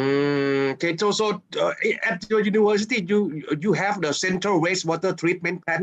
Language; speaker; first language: English; non-native, fluent; Thai